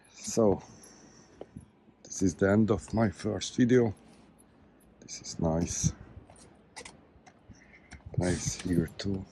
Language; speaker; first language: English; non-native, learner; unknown